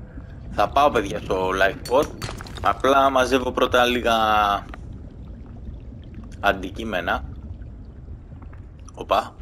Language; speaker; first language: Greek; native; Greek